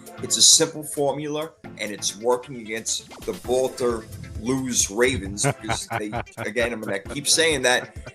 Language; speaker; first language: English; native; English